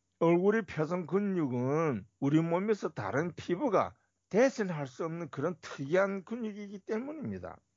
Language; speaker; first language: Korean; native; Korean